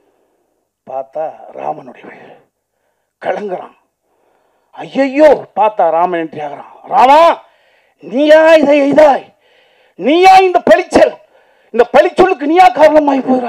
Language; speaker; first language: Tamil; native; Tamil